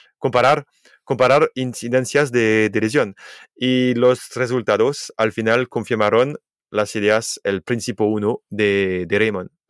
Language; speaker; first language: Spanish; non-native, fluent; French